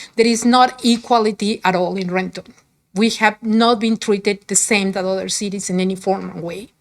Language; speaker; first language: English; non-native, fluent; Spanish